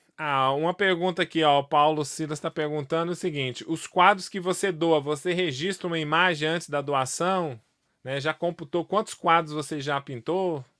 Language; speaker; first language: Portuguese; native; Portuguese